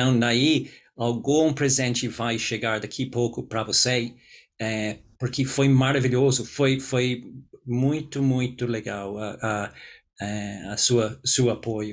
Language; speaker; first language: Portuguese; non-native, fluent; English